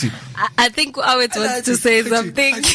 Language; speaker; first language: English; non-native, local second language; Zulu